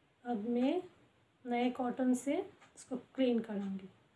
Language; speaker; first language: Hindi; non-native, local second language; Bangla